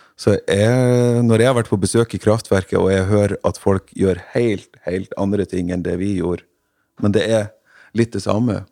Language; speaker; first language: Norwegian; native; Norwegian